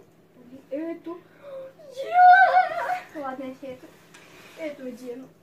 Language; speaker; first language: Russian; native; Russian